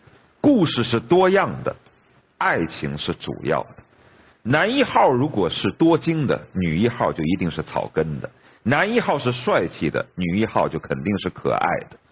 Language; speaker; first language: Chinese; native; Chinese